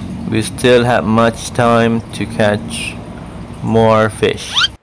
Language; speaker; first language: English; non-native, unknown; Indonesian